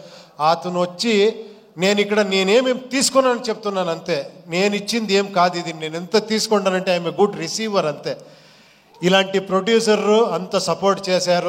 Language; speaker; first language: Telugu; non-native, fluent; Kannada